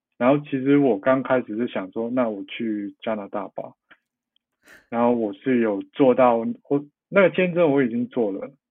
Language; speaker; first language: Chinese; non-native, local second language; Cantonese